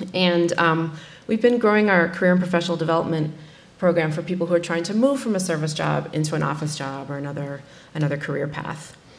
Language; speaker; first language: English; native; English